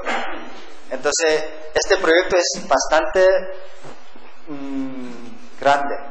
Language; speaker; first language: Spanish; non-native, learner; Korean